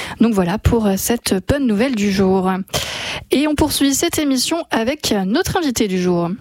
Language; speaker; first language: French; native; French